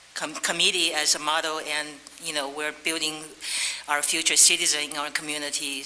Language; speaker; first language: English; non-native, fluent; Chinese